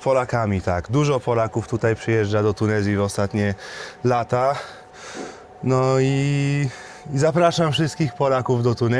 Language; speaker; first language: Polish; early bilingual, heritage; Polish